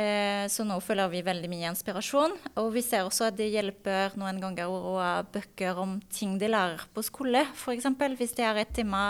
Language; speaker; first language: Norwegian; non-native, fluent; French